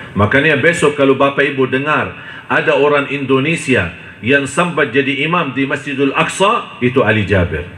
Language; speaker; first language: Indonesian; non-native, fluent; Arabic